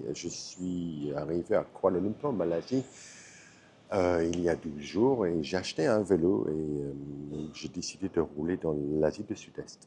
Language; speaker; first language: French; non-native, fluent; English